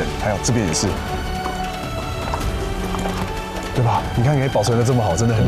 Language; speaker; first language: Chinese; native; Chinese